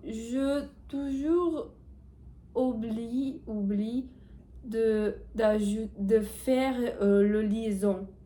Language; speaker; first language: French; non-native, learner; Portuguese